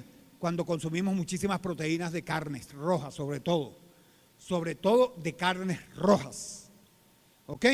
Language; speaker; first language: Spanish; native; Spanish